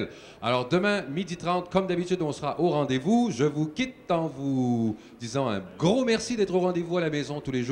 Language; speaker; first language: French; native; French